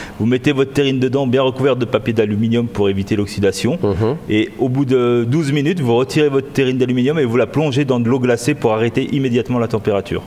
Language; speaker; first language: French; native; French